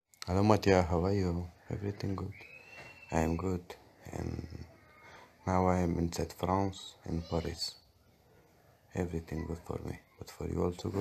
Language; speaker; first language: English; non-native, learner; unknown